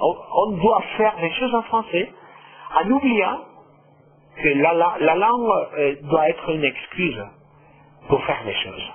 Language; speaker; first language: French; non-native, fluent; Spanish